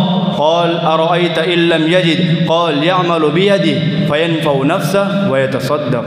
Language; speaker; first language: Arabic; non-native, learner; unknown